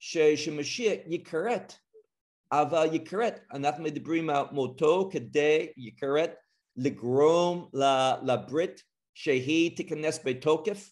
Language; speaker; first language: Hebrew; non-native, fluent; English